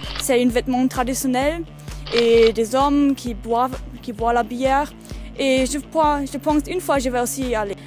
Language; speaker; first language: French; non-native, learner; German